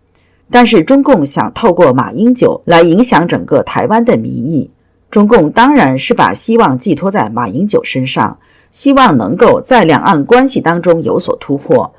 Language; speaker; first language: Chinese; native; Chinese